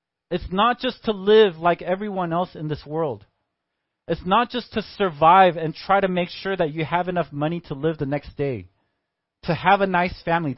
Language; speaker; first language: English; native; English